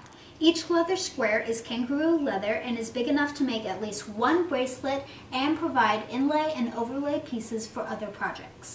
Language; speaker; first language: English; native; English